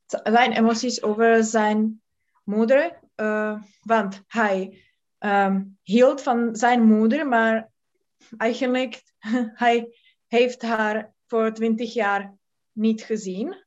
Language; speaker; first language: Dutch; non-native, learner; Czech